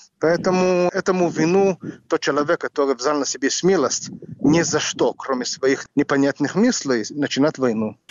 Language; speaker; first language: Russian; non-native, fluent; Hebrew